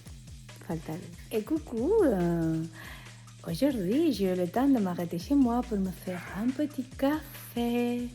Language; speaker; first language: French; non-native, fluent; Spanish